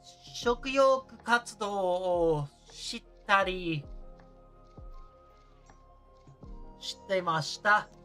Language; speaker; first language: Japanese; non-native, learner; English